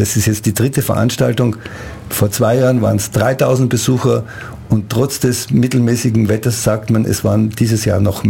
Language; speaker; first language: German; native; German